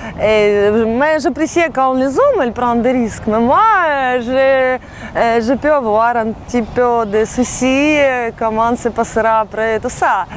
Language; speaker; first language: French; non-native, fluent; Russian